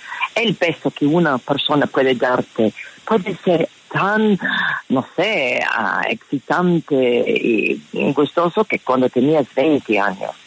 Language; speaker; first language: Spanish; non-native, fluent; English